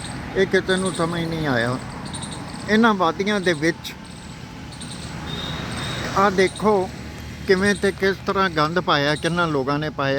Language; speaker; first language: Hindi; non-native, local second language; Punjabi